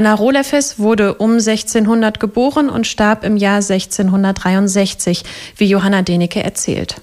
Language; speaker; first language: German; native; German